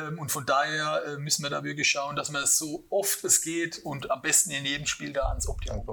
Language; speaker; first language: German; native; German